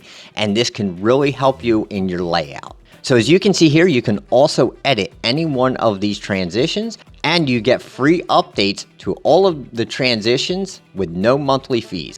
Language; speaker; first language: English; native; English